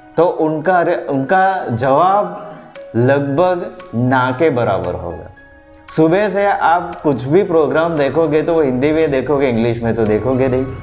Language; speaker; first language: Hindi; non-native, local second language; Gujarati